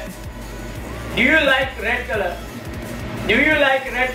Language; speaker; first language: English; non-native, fluent; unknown